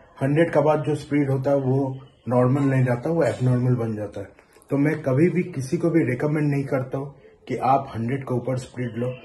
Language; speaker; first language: Hindi; non-native, local second language; Bangla